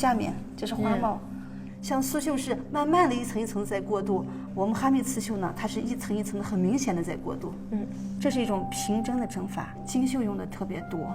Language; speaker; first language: Chinese; native; Chinese